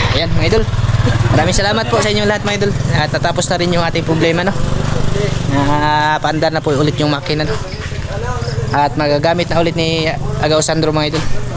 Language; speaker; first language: Filipino; non-native, local second language; Cebuano